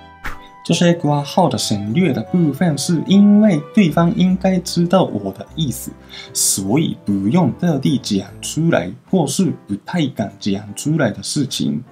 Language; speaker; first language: Chinese; non-native, fluent; Japanese